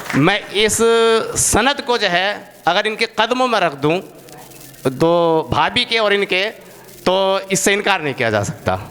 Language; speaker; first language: Hindi; native; Hindi